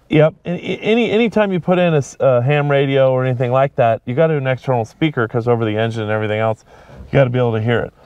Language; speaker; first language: English; native; English